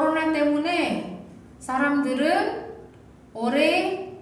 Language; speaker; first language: Korean; non-native, fluent; Indonesian